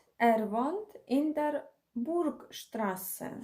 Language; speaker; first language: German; non-native, fluent; Ukrainian